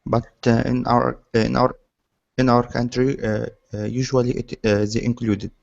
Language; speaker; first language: English; non-native, learner; Arabic